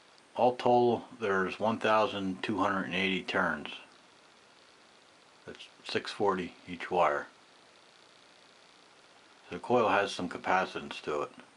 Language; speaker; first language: English; native; English